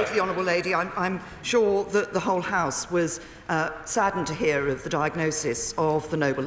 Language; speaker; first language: English; native; English